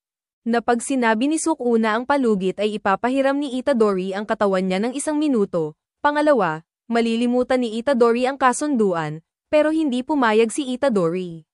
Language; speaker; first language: Filipino; native; Filipino